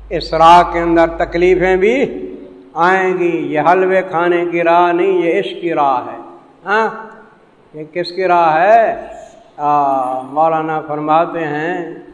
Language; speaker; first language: Urdu; non-native, local second language; Saraiki